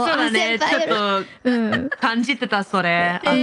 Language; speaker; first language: Japanese; non-native, fluent; English